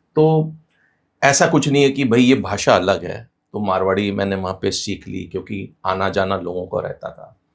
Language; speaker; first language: Hindi; non-native, local second language; Sindhi